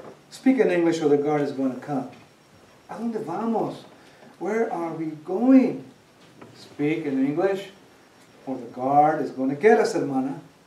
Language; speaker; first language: English; early bilingual, other home language; Spanish